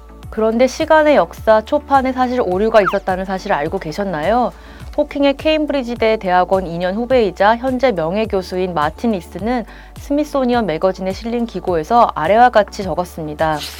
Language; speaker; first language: Korean; native; Korean